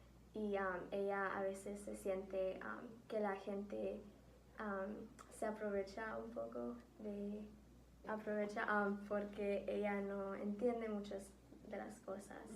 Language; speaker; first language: Spanish; early bilingual, heritage; Spanish